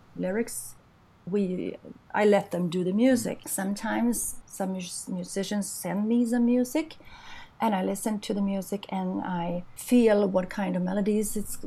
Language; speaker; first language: English; non-native, fluent; Swedish